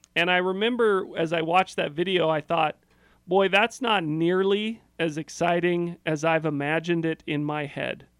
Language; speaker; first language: English; native; English